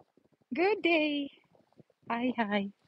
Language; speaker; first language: English; non-native, learner; Filipino